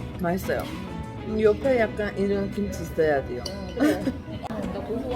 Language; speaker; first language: Korean; non-native, learner; Turkish